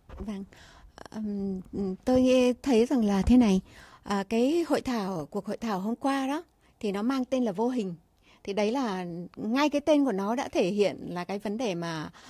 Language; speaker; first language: Vietnamese; native; Vietnamese